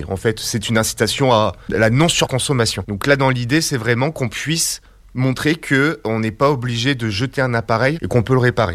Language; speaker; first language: French; native; French